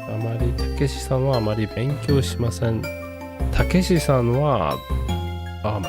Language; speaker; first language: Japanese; non-native, learner; English